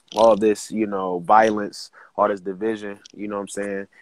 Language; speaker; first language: English; native; English